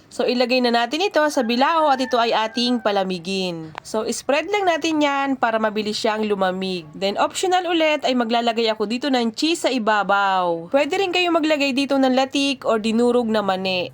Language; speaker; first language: Filipino; native; Filipino